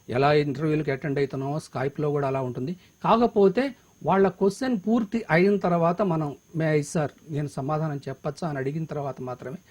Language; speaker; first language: Telugu; native; Telugu